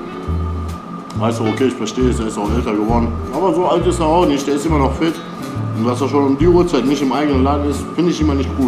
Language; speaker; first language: German; native; German